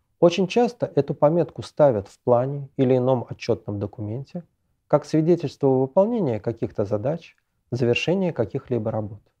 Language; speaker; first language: Russian; native; Russian